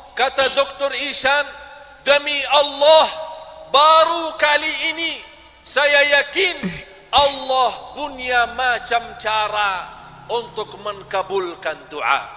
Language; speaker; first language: Malay; non-native, fluent; Arabic